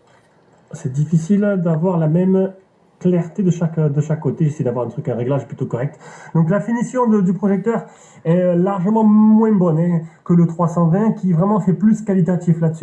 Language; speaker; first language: French; native; French